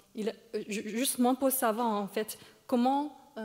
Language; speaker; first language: French; non-native, fluent; Chinese